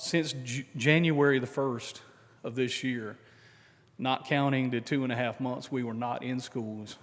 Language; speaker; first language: English; native; English